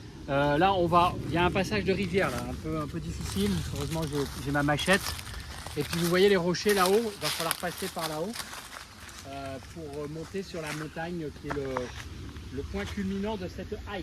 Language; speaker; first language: French; native; French